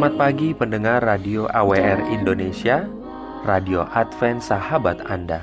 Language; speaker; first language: Indonesian; native; Indonesian